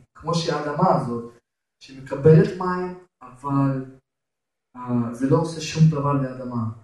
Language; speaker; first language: Hebrew; non-native, fluent; Russian